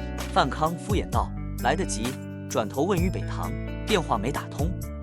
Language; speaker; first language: Chinese; native; Chinese